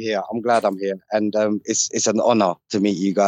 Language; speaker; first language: English; native; English